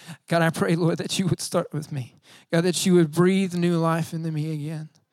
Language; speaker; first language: English; native; English